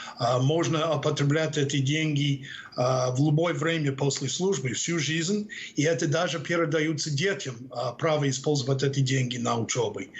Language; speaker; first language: Russian; non-native, fluent; English